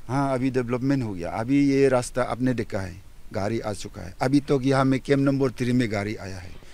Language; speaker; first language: Hindi; non-native, local second language; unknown